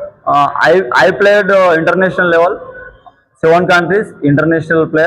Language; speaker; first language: English; non-native, local second language; Telugu